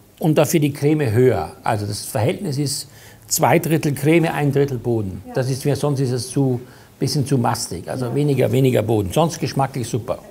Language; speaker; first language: German; native; German